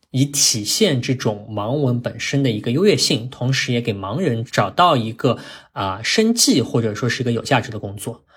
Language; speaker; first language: Chinese; native; Chinese